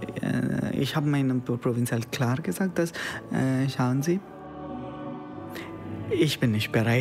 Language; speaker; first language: German; non-native, learner; Konkani